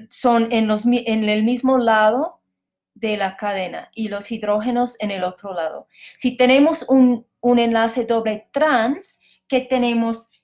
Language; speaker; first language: Spanish; non-native, fluent; English